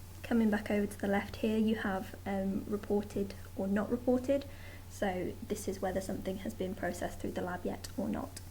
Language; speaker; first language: English; native; English